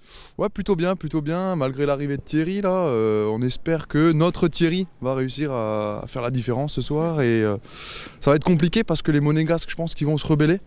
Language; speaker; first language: French; native; French